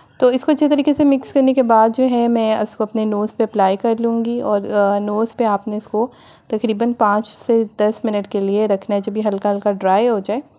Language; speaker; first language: Hindi; native; Hindi